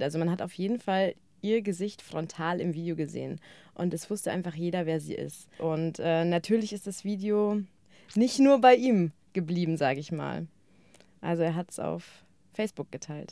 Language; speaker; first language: German; native; German